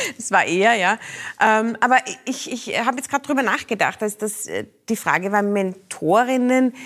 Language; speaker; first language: German; native; German